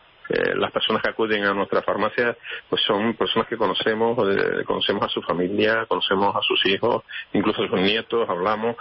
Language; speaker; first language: Spanish; native; Spanish